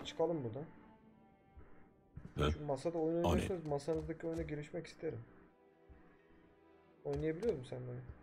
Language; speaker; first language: Turkish; native; Turkish